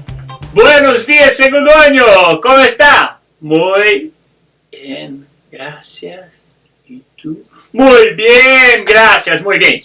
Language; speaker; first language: Spanish; non-native, fluent; English